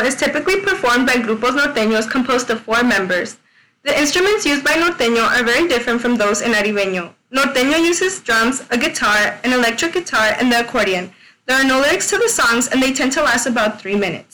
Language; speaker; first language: English; native; English